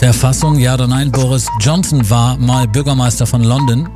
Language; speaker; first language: German; native; German